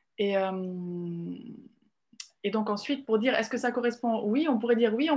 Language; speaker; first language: French; non-native, fluent; Italian